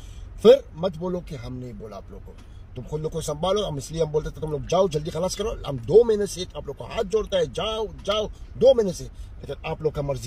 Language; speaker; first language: Hindi; non-native, fluent; Bangla